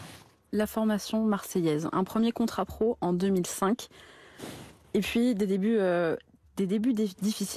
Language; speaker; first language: French; native; French